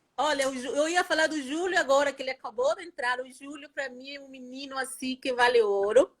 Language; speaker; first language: Portuguese; non-native, fluent; Spanish